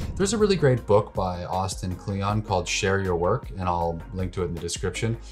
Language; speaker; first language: English; native; English